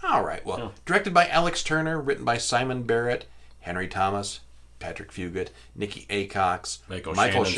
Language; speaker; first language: English; native; English